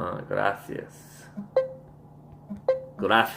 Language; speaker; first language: Spanish; non-native, learner; English